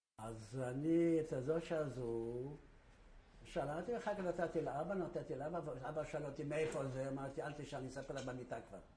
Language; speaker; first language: Hebrew; non-native, fluent; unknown